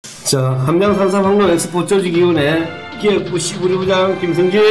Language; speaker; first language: Korean; native; Korean